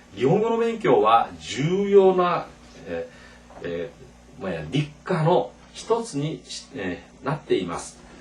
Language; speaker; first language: Japanese; non-native, fluent; Korean